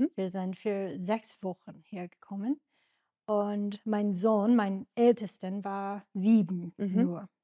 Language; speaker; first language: German; non-native, learner; English